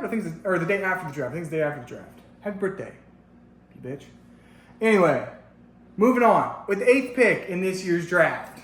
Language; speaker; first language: English; native; English